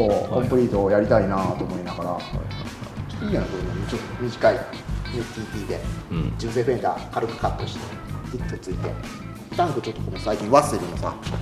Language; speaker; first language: Japanese; native; Japanese